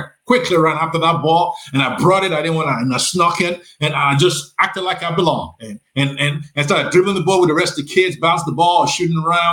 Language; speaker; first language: English; non-native, local second language; Yoruba